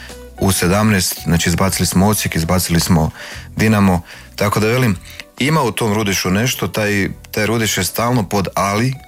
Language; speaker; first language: Croatian; native; Croatian